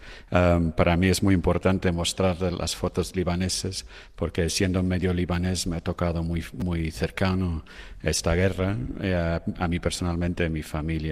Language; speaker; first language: Spanish; non-native, fluent; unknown